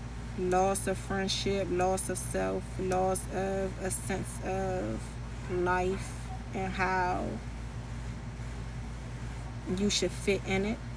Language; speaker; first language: English; native; English